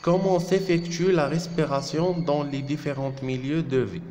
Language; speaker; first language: French; non-native, local second language; Arabic